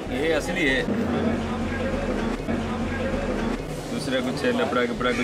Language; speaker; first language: Hindi; non-native, fluent; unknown